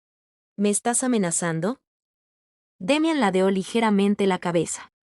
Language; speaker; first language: Spanish; native; Spanish